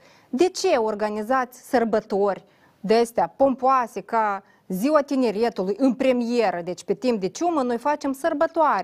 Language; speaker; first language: Romanian; native; Romanian